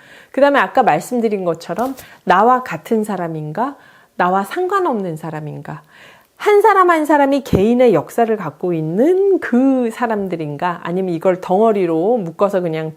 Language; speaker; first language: Korean; native; Korean